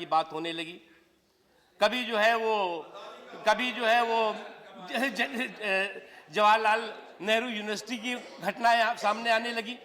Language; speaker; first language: Hindi; native; Hindi